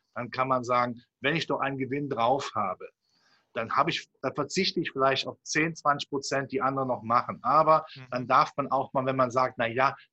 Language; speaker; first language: German; native; German